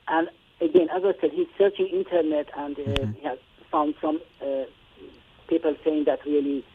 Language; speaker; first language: English; non-native, fluent; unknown